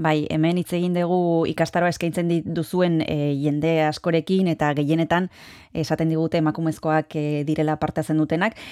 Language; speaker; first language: Basque; native; Basque